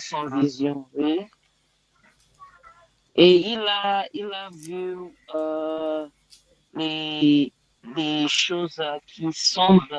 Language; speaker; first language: French; non-native, learner; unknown